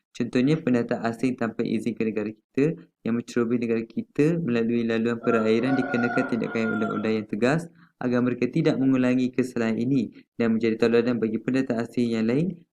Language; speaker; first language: Malay; non-native, local second language; Tamil